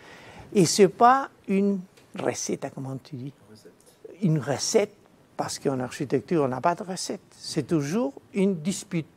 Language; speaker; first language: French; non-native, fluent; Spanish